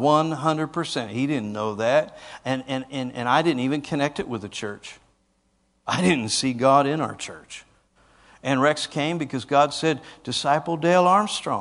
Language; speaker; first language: English; native; English